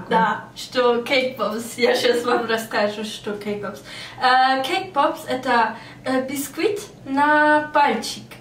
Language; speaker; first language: Russian; early bilingual, heritage; German